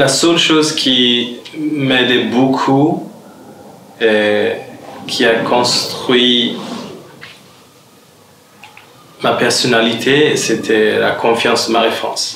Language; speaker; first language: French; non-native, fluent; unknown